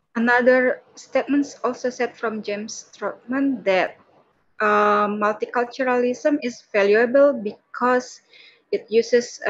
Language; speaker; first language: English; non-native, fluent; Indonesian